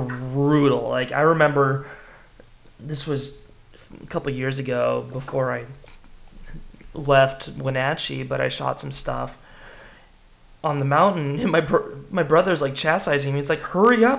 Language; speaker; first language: English; native; English